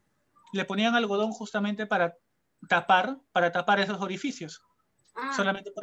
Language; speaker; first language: Spanish; native; Spanish